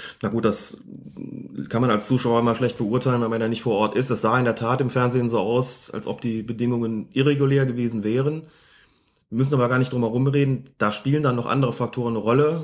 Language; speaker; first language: German; native; German